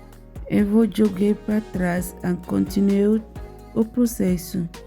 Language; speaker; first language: Portuguese; non-native, learner; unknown